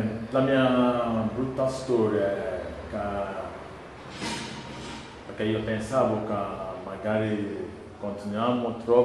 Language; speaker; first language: Italian; non-native, learner; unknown